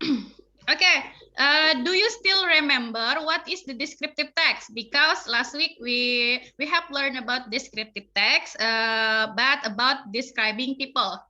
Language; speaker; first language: English; non-native, fluent; Indonesian